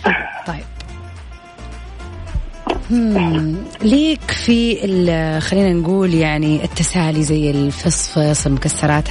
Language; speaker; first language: Arabic; native; Arabic